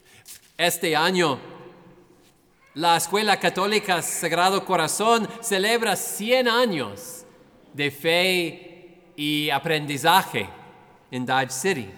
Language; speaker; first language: Spanish; non-native, fluent; English